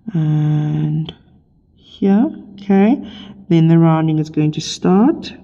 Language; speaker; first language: English; non-native, local second language; Afrikaans